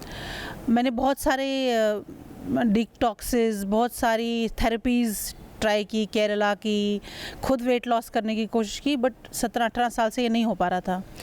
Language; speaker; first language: Hindi; native; Hindi